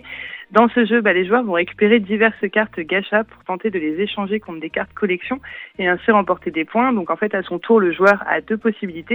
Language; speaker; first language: French; native; French